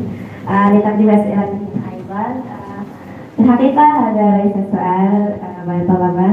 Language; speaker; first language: Arabic; non-native, learner; Indonesian